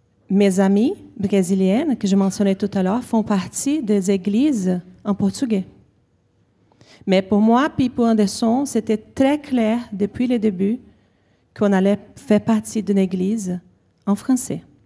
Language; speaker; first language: French; non-native, fluent; Portuguese